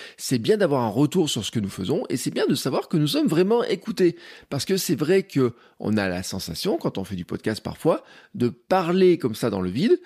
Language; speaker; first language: French; native; French